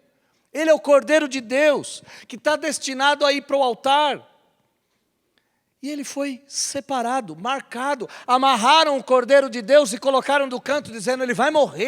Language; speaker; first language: Portuguese; native; Portuguese